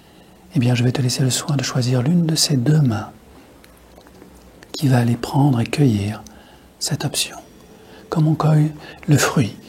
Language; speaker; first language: French; native; French